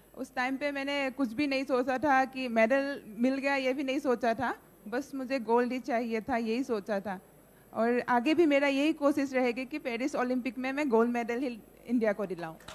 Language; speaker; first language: Hindi; non-native, local second language; Assamese